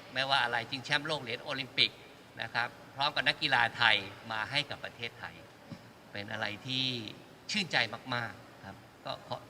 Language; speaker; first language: Thai; native; Thai